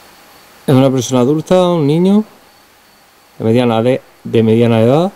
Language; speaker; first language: Spanish; native; Spanish